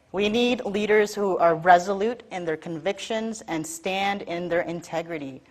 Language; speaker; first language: English; native; English